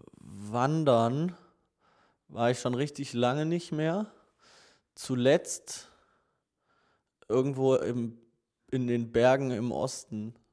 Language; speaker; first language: German; native; German